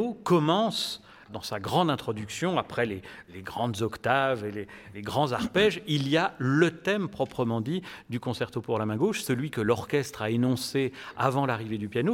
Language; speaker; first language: French; native; French